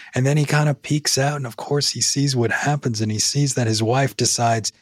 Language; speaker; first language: English; native; English